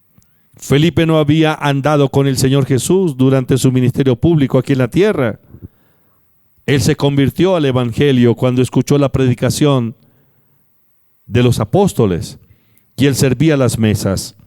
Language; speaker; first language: Spanish; native; Spanish